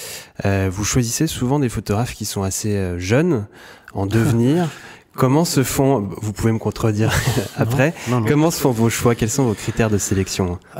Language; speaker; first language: French; native; French